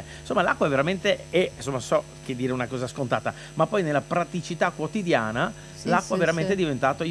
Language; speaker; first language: Italian; native; Italian